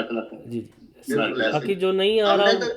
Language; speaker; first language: Urdu; native; Urdu